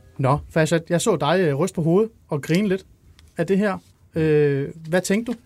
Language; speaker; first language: Danish; early bilingual, other home language; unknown